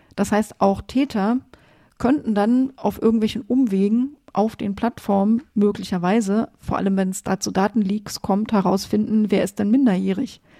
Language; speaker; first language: German; native; German